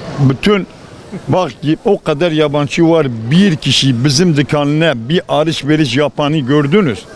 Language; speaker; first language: Turkish; non-native, local second language; Kurdish